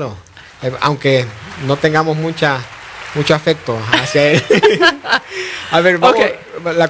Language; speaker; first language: Spanish; native; Spanish